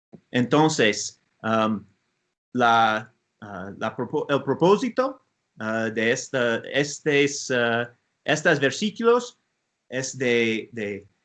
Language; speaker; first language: Spanish; non-native, learner; English